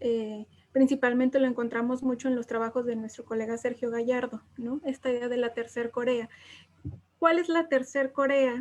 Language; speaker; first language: Spanish; native; Spanish